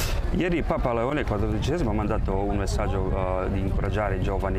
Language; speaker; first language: Italian; non-native, fluent; Croatian